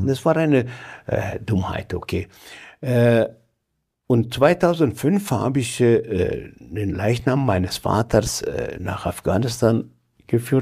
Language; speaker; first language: German; non-native, fluent; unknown